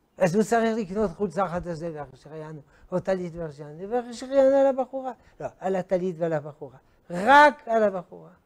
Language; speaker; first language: Hebrew; non-native, fluent; French